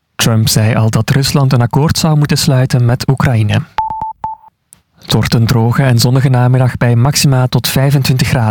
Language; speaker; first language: Dutch; native; Dutch